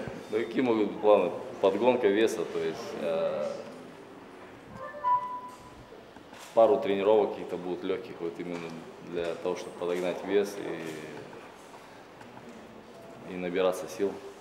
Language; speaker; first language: Russian; native; Russian